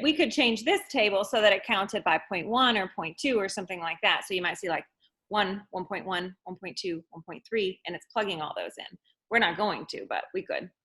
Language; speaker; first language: English; native; English